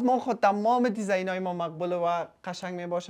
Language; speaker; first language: Persian; native; Persian